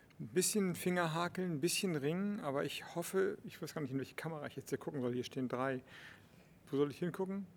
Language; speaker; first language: German; native; German